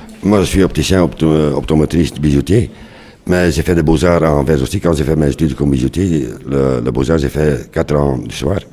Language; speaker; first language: French; non-native, local second language; Dutch